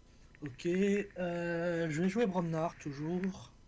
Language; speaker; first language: French; native; French